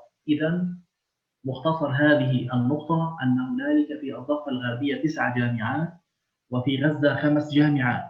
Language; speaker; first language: Arabic; native; Arabic